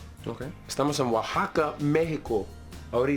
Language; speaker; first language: Spanish; non-native, learner; English